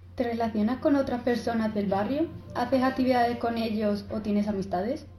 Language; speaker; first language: Spanish; native; Spanish